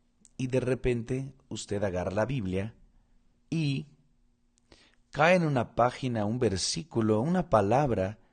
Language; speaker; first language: Spanish; non-native, fluent; Portuguese